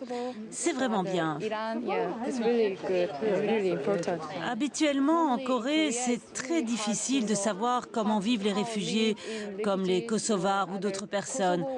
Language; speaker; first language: French; non-native, fluent; Korean